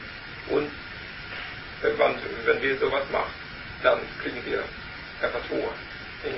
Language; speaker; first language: German; non-native, learner; Vietnamese